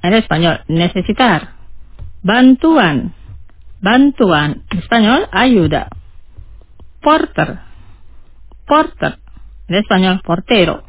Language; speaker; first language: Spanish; non-native, fluent; Indonesian